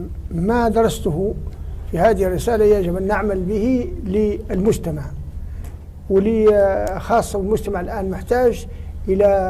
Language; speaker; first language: Arabic; native; Arabic